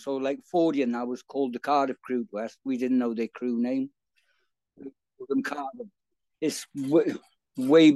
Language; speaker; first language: English; native; English